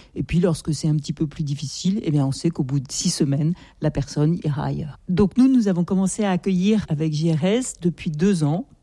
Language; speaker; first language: French; native; French